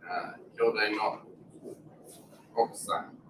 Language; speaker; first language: Japanese; non-native, learner; English